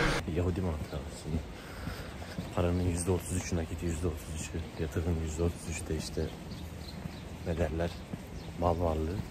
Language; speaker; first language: Turkish; native; Turkish